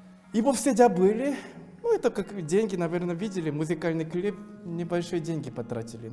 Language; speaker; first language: Russian; non-native, fluent; Korean